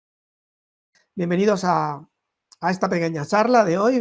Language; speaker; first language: Spanish; native; Spanish